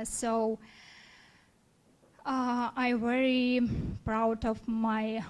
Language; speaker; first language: English; non-native, learner; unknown